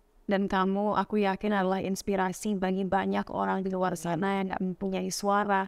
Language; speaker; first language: Indonesian; native; Indonesian